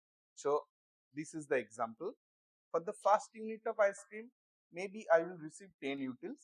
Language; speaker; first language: English; non-native, local second language; Bangla